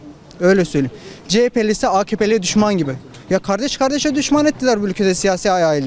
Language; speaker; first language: Turkish; native; Turkish